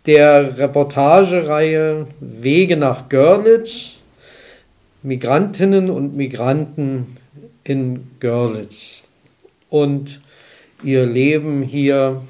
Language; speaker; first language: German; native; German